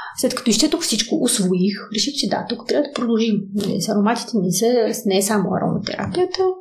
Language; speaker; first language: Bulgarian; early bilingual, heritage; Russian